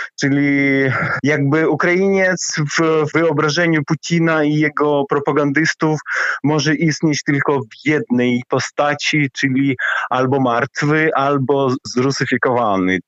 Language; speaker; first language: Polish; non-native, fluent; Ukrainian